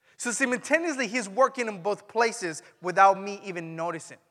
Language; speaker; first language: English; non-native, fluent; Spanish